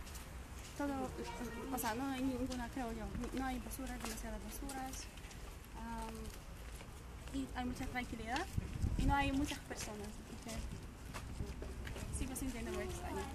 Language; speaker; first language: Spanish; non-native, fluent; Polish